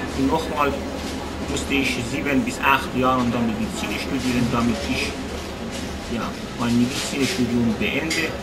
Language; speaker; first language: German; non-native, fluent; Persian